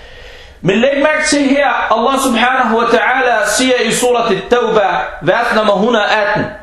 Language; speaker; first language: Danish; early bilingual, other home language; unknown